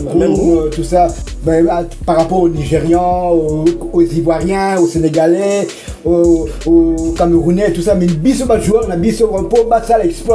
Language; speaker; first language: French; non-native, local second language; Lingala